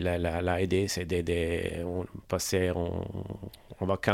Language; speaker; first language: French; non-native, learner; Italian